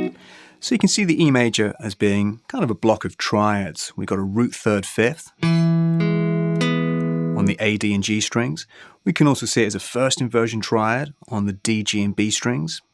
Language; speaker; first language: English; native; English